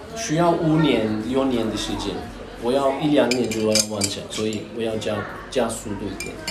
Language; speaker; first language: Chinese; non-native, fluent; Turkish